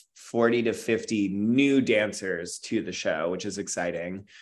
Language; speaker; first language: English; native; English